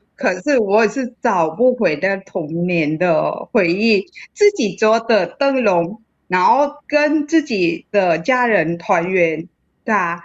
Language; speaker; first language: Chinese; non-native, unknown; Vietnamese